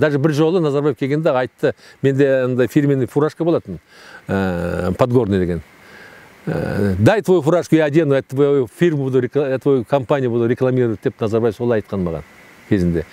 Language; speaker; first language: Russian; non-native, local second language; Kazakh